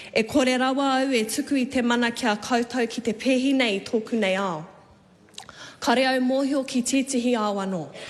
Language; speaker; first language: Māori; native; Māori